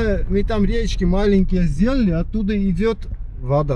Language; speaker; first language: Russian; non-native, fluent; Armenian